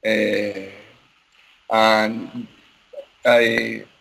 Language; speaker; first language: English; non-native, learner; Spanish